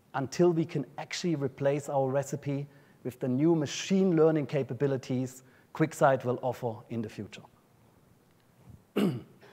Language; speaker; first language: English; non-native, fluent; German